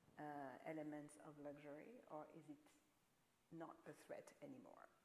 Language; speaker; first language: English; non-native, fluent; French